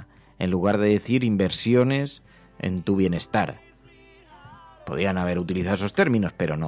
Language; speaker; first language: Spanish; native; Spanish